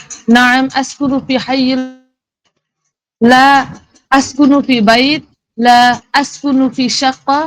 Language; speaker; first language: Arabic; non-native, learner; Bangla